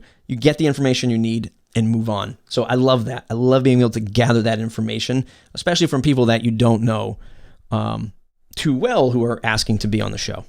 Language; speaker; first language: English; native; English